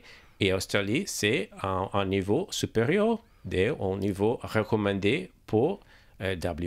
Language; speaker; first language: French; non-native, learner; English